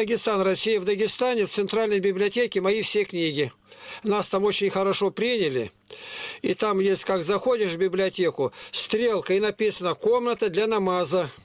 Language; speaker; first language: Russian; native; Russian